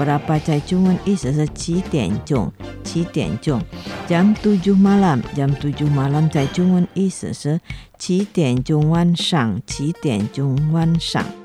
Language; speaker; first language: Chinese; non-native, learner; Indonesian